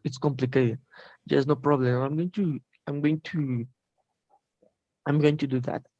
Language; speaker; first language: English; non-native, learner; Spanish